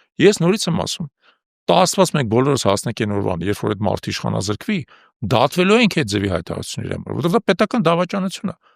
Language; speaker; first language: Armenian; native; Armenian